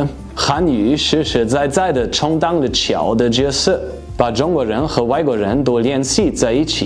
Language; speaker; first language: Chinese; non-native, fluent; German